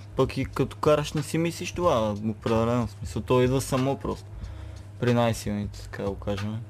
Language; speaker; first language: Bulgarian; native; Bulgarian